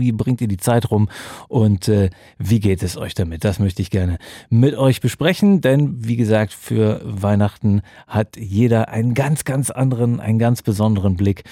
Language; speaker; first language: German; native; German